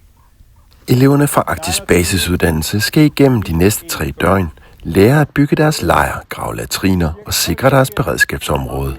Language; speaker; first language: Danish; native; Danish